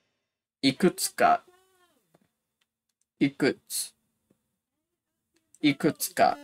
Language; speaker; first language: Japanese; non-native, learner; English